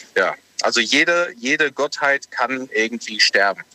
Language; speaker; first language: German; native; German